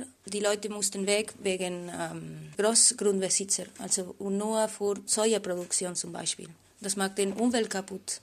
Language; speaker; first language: German; non-native, fluent; Spanish